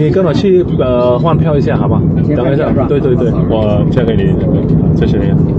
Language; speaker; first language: Chinese; non-native, learner; Vietnamese